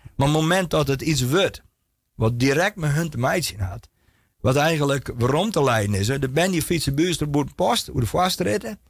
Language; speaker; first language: Dutch; non-native, local second language; Western Frisian